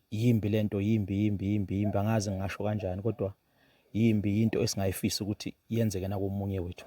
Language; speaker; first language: Zulu; native; Zulu